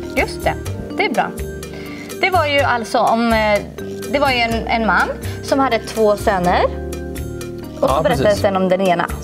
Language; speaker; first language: Swedish; native; Swedish